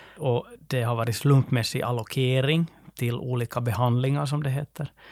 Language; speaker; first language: Swedish; native; Swedish